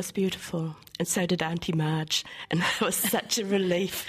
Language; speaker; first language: English; native; English